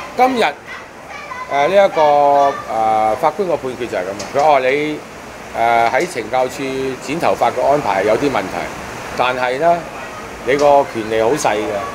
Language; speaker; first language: Cantonese; native; Cantonese